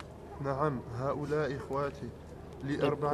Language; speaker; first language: Arabic; non-native, learner; French